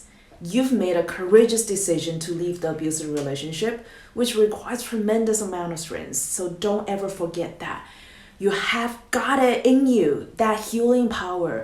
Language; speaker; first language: English; non-native, fluent; Chinese